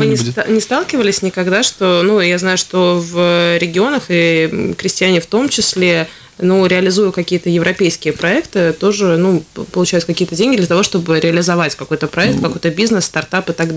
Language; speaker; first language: Russian; native; Russian